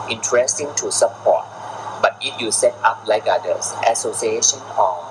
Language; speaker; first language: English; non-native, learner; Thai